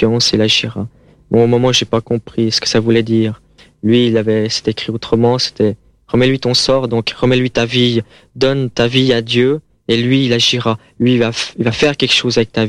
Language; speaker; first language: French; native; French